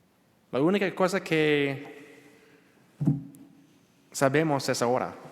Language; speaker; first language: Spanish; non-native, learner; English